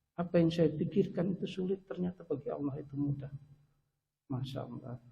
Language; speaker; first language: Indonesian; native; Indonesian